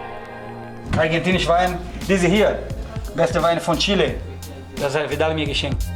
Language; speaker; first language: German; non-native, learner; Portuguese